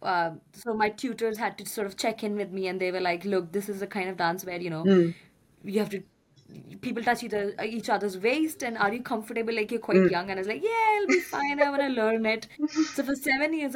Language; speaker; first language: English; non-native, local second language; Hindi